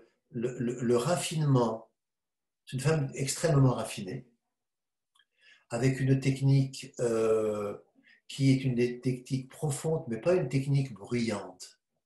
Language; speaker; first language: French; native; French